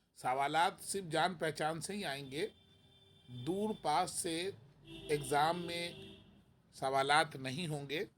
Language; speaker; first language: Urdu; native; Urdu